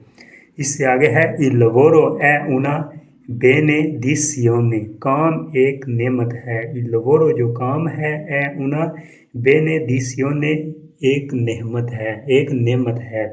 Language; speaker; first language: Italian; non-native, fluent; Urdu